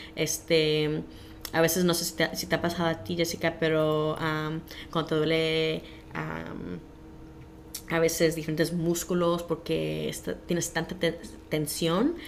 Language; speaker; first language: Spanish; early bilingual, heritage; Spanish